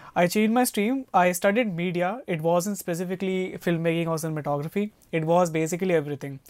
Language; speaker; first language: English; non-native, local second language; Hindi